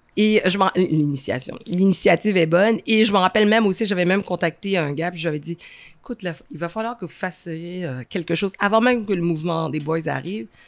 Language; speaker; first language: French; native; French